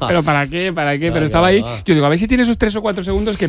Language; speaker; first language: Spanish; native; Spanish